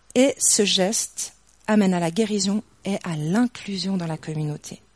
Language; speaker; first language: French; native; French